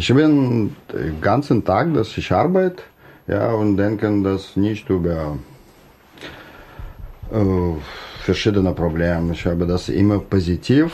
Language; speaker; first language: German; non-native, learner; Russian